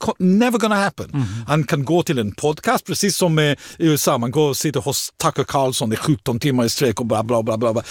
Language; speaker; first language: Swedish; non-native, fluent; Hebrew